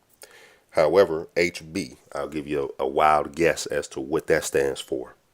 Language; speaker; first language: English; native; English